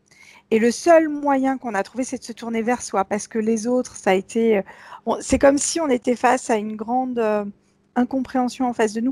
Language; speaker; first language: French; native; French